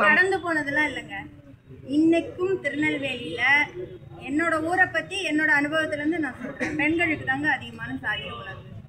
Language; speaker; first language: Tamil; native; Tamil